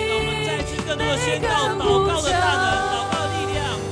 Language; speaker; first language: Chinese; native; Chinese